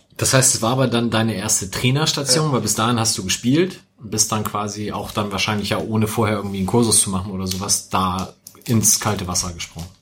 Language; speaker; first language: German; native; German